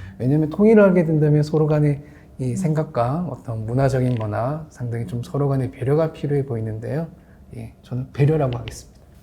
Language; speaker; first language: Korean; native; Korean